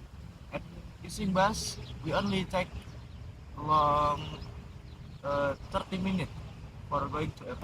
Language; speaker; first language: English; non-native, learner; Indonesian